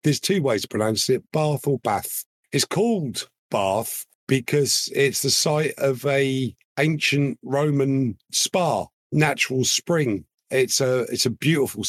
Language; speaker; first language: English; native; English